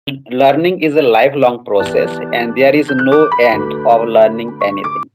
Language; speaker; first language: English; non-native, fluent; Odia